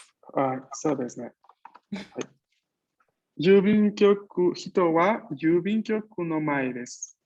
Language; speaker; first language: Japanese; non-native, fluent; Spanish